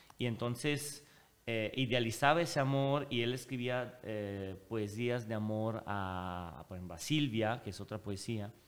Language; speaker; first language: Spanish; non-native, fluent; Italian